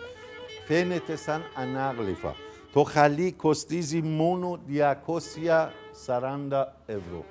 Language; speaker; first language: Greek; non-native, fluent; Persian